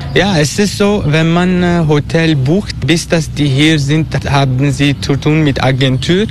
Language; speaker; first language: German; non-native, learner; Turkish